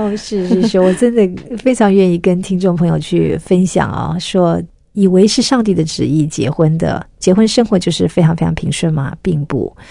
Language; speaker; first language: Chinese; native; Chinese